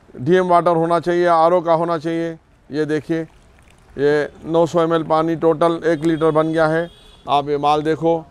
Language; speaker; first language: Hindi; native; Hindi